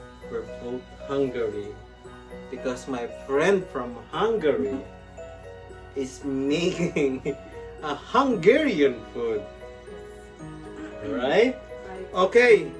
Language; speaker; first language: English; non-native, local second language; Filipino